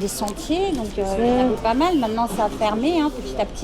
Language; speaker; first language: French; non-native, fluent; Turkish